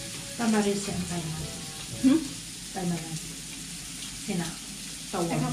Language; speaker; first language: Finnish; non-native, learner; Filipino